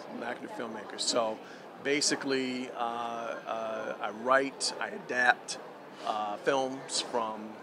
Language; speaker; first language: English; native; English